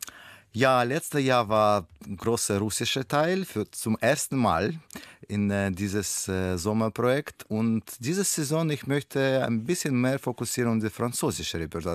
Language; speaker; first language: German; non-native, learner; Russian